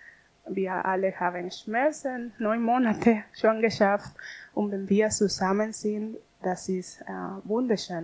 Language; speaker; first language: German; non-native, learner; Spanish